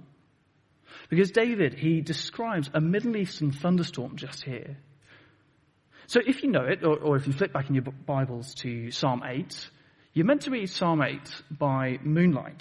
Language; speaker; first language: English; native; English